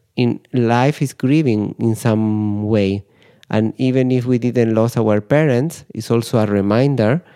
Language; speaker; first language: English; non-native, fluent; Spanish